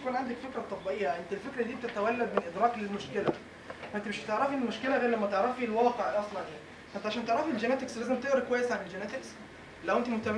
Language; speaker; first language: Arabic; native; Arabic